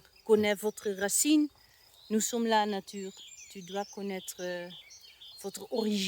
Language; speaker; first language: French; non-native, learner; Dutch